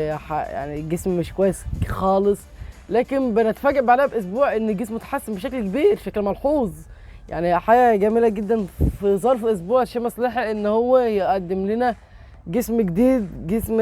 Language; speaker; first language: Arabic; native; Arabic